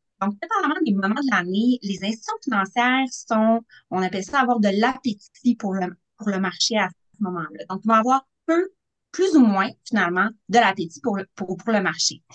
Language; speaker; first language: French; native; French